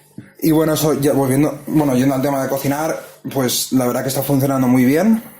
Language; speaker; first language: Spanish; native; Spanish